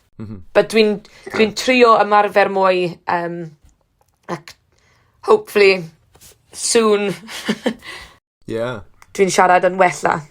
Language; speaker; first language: Welsh; non-native, learner; English